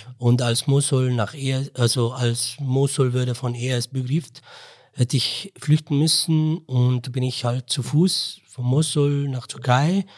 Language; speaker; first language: German; non-native, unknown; Arabic